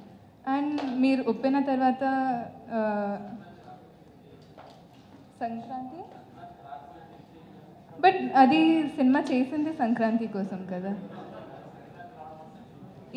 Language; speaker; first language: Telugu; non-native, fluent; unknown